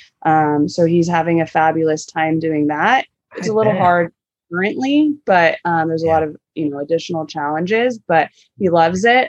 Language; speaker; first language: English; native; English